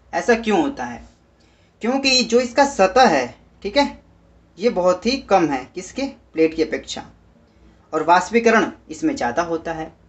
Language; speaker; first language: Hindi; native; Hindi